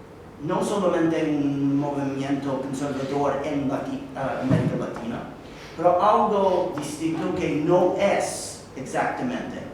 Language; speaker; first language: Spanish; non-native, fluent; English